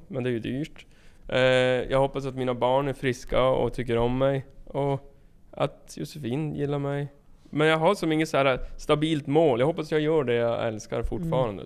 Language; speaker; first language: Swedish; native; Swedish